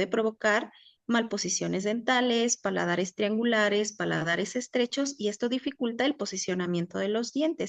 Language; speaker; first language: Spanish; native; Spanish